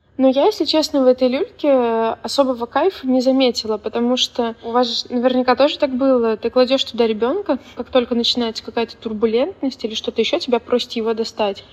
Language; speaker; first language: Russian; native; Russian